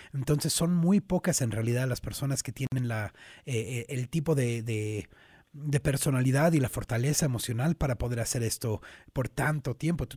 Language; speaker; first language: Spanish; native; Spanish